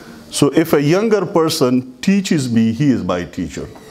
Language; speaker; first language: English; non-native, local second language; Pashto